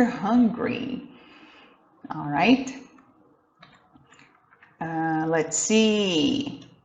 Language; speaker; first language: English; non-native, fluent; Portuguese